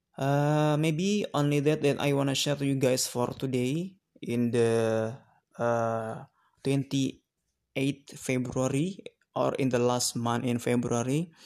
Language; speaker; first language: English; non-native, learner; Indonesian